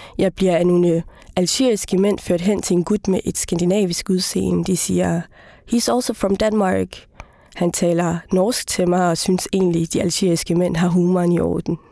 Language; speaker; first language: Danish; early bilingual, other home language; Somali